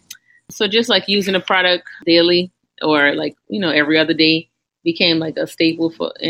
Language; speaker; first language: English; native; English